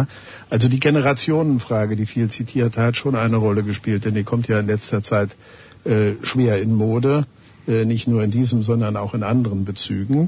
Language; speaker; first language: German; native; German